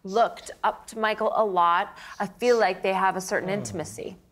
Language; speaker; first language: English; native; English